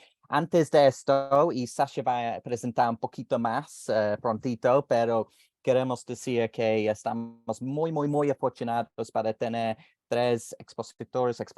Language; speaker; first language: Spanish; non-native, fluent; English